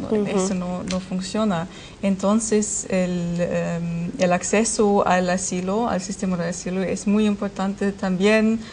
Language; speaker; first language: Spanish; non-native, fluent; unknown